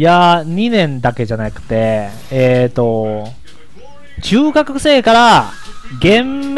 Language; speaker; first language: Japanese; non-native, learner; Chinese